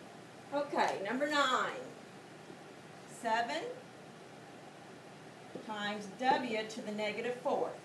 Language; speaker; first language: English; native; English